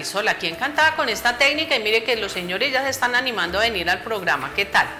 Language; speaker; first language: Spanish; native; Spanish